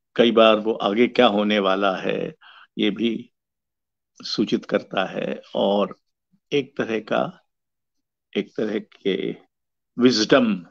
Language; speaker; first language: Hindi; native; Hindi